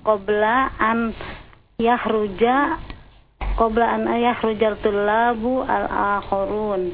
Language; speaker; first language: Arabic; non-native, learner; Indonesian